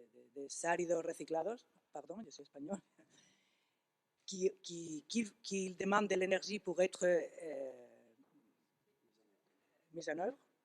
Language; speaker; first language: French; non-native, fluent; Spanish